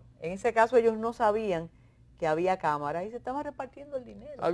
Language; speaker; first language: Spanish; native; Spanish